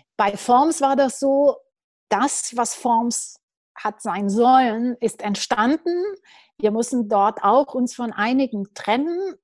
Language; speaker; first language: German; non-native, fluent; Romanian